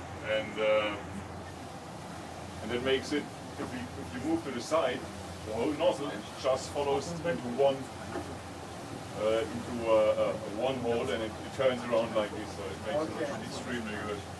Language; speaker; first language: English; non-native, fluent; German